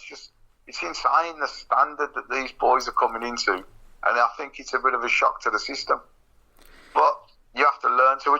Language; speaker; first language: English; native; English